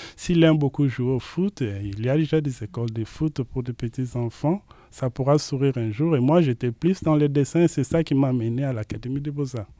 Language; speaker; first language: French; non-native, local second language; Lingala